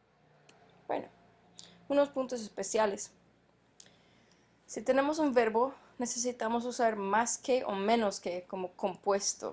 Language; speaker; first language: Spanish; non-native, fluent; English